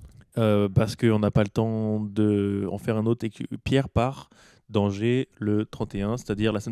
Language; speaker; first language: French; native; French